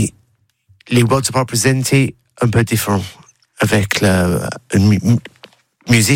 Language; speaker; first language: French; non-native, learner; English